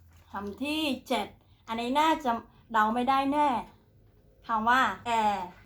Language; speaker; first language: Thai; non-native, fluent; Khmer